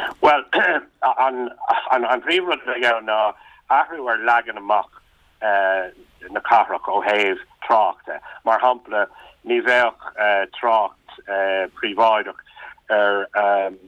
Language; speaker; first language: Irish; non-native, local second language; English